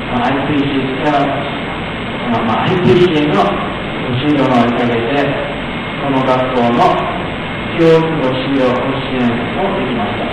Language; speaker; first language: Japanese; non-native, learner; Thai